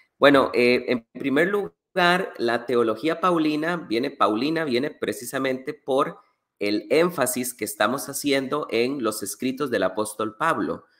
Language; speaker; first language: Spanish; native; Spanish